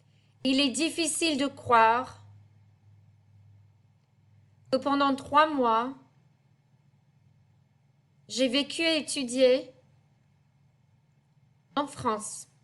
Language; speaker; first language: French; non-native, fluent; English